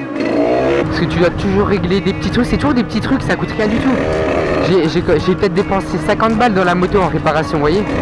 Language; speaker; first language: French; native; French